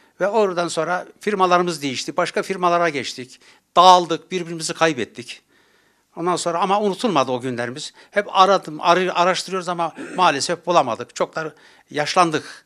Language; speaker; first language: Turkish; native; Turkish